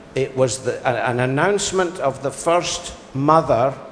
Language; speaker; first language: English; native; English